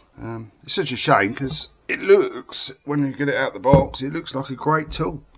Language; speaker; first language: English; native; English